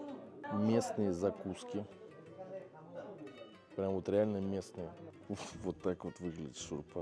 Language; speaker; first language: Russian; native; Russian